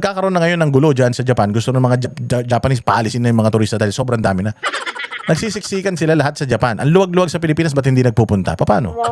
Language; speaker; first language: Filipino; native; Filipino